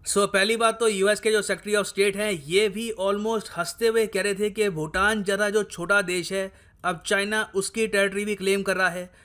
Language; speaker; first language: Hindi; native; Hindi